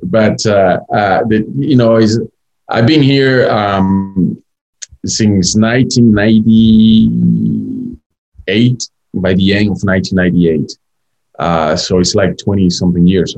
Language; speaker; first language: English; non-native, fluent; Spanish